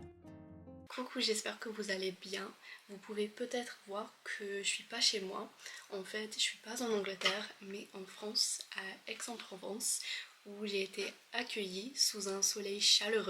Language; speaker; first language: French; non-native, fluent; English